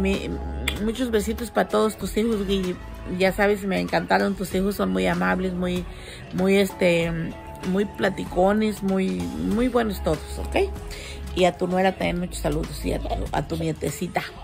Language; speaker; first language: Spanish; native; Spanish